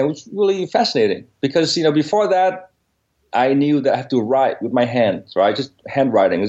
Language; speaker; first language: English; non-native, fluent; Vietnamese